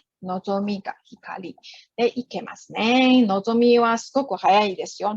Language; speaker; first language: Japanese; non-native, fluent; Chinese